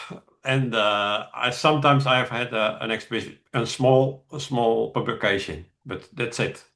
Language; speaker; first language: English; non-native, fluent; Dutch